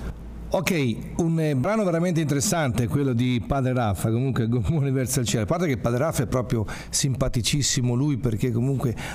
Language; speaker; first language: Italian; native; Italian